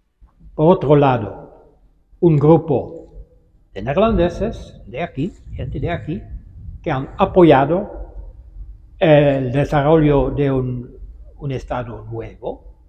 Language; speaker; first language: Spanish; non-native, fluent; Dutch